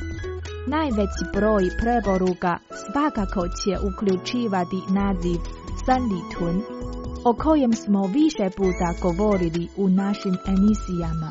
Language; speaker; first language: Croatian; native; Croatian